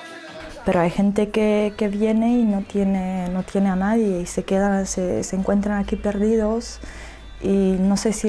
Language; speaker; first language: Spanish; non-native, fluent; Romanian